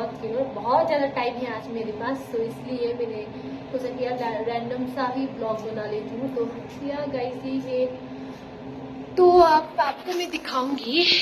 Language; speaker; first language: Hindi; non-native, local second language; Nepali